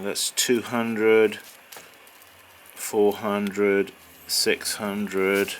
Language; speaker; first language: English; native; English